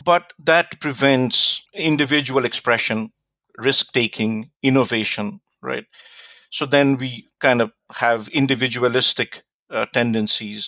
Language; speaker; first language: English; non-native, local second language; Bangla